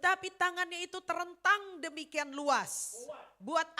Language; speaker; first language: Indonesian; native; Indonesian